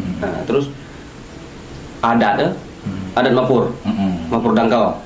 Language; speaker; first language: Malay; native; Malay